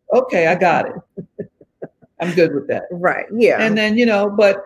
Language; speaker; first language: English; native; English